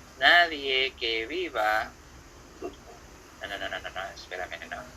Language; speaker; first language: Spanish; non-native, fluent; Filipino